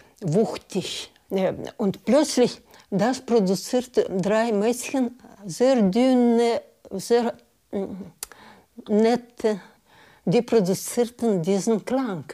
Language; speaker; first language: German; non-native, learner; Russian